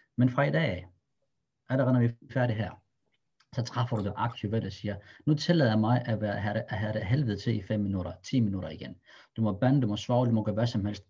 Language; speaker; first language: Danish; early bilingual, other home language; Arabic